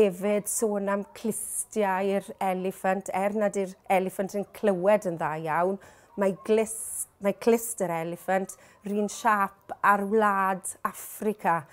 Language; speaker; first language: Welsh; native; Welsh